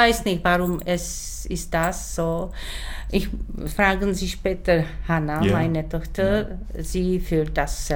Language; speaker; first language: German; non-native, learner; Czech